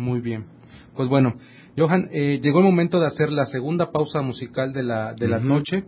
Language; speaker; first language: Spanish; native; Spanish